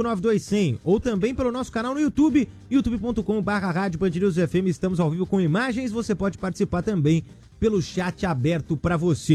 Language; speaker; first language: Portuguese; native; Portuguese